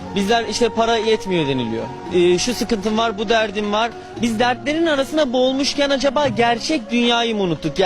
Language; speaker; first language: Turkish; native; Turkish